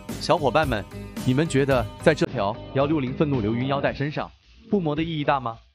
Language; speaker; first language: Chinese; native; Chinese